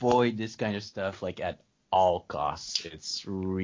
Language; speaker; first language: English; non-native, fluent; French